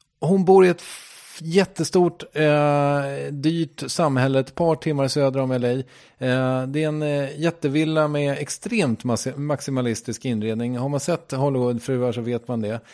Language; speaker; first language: Swedish; native; Swedish